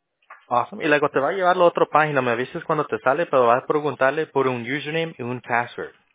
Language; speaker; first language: Spanish; early bilingual, heritage; English